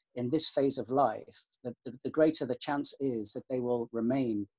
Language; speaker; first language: English; native; English